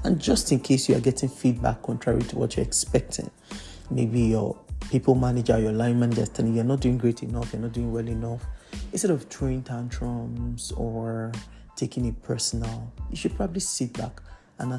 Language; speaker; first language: English; non-native, local second language; Yoruba